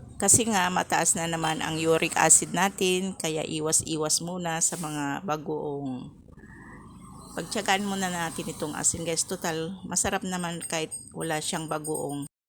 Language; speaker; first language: Filipino; non-native, local second language; Iloko